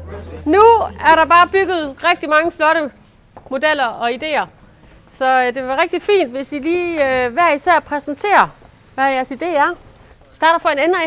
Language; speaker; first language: Danish; native; Danish